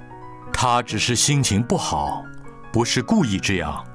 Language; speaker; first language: Chinese; native; Chinese